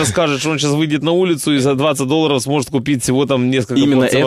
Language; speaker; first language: Russian; native; Russian